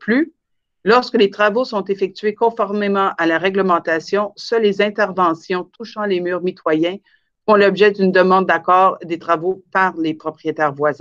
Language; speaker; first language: French; native; French